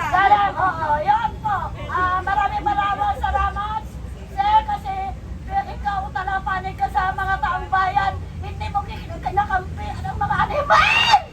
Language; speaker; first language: Filipino; non-native, local second language; Cebuano